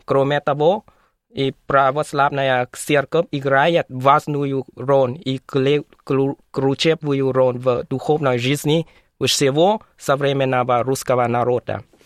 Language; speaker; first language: Russian; non-native, fluent; Vietnamese